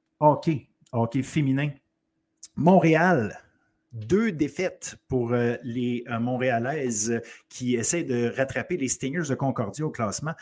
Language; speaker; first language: French; native; French